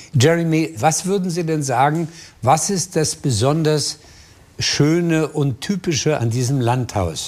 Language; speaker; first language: German; native; German